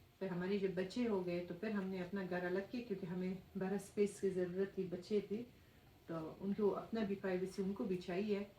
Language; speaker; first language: Urdu; non-native, fluent; Persian